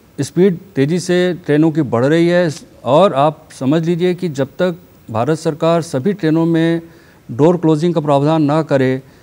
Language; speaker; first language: Hindi; native; Hindi